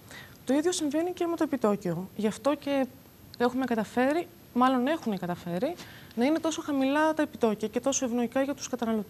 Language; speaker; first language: Greek; native; Greek